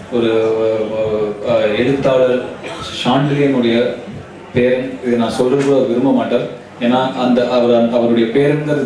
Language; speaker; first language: Tamil; native; Tamil